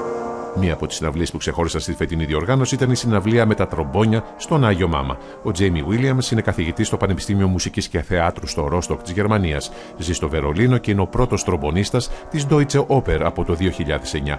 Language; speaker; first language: Greek; native; Greek